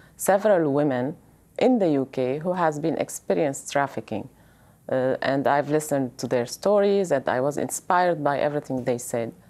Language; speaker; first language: English; non-native, fluent; Arabic